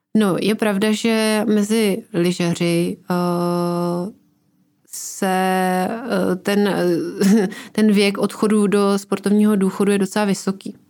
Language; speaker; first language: Czech; native; Czech